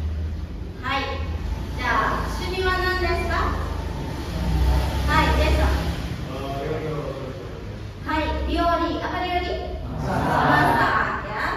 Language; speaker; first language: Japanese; non-native, fluent; Indonesian